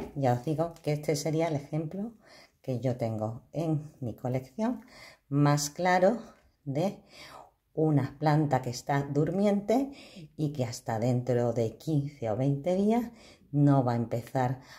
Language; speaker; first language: Spanish; native; Spanish